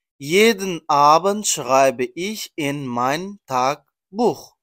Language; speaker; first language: German; non-native, learner; Persian